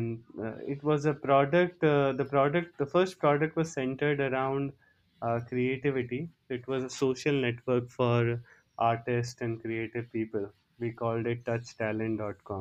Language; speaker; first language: English; non-native, local second language; Hindi